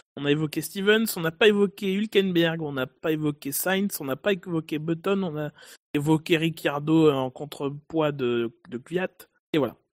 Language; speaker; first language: French; native; French